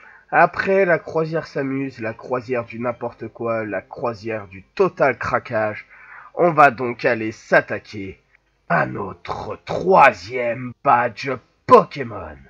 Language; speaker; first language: French; native; French